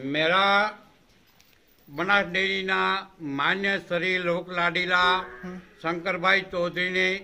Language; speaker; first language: Hindi; non-native, local second language; Gujarati